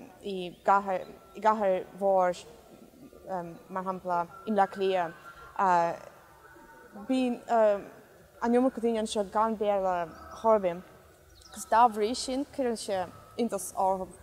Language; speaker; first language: Irish; non-native, fluent; Russian